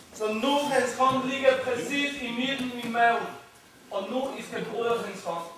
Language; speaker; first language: Danish; non-native, fluent; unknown